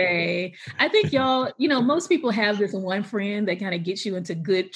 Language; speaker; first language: English; native; English